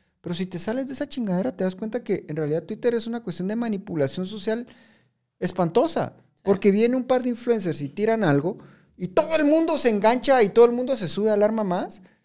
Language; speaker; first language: Spanish; native; Spanish